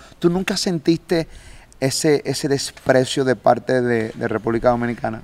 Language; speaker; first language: Spanish; native; Spanish